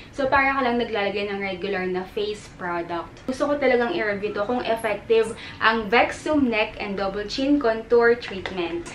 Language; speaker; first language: Filipino; native; Filipino